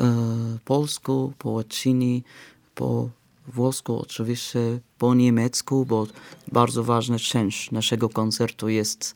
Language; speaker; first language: Polish; non-native, fluent; Arabic